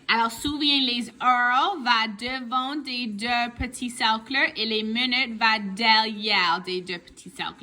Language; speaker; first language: French; non-native, local second language; English